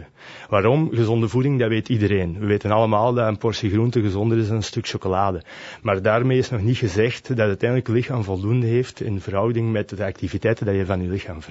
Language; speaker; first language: Dutch; native; Dutch